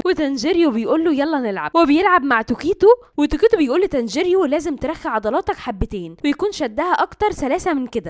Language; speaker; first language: Arabic; native; Arabic